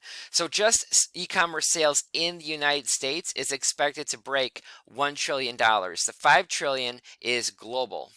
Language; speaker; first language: English; native; English